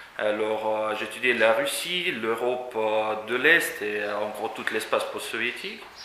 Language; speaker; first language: French; non-native, fluent; Russian